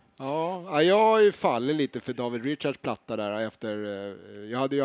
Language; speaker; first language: Swedish; native; Swedish